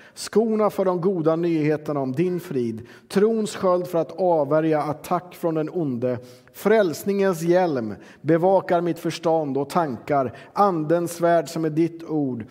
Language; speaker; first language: Swedish; native; Swedish